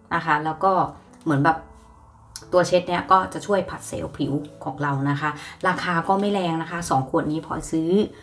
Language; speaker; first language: Thai; native; Thai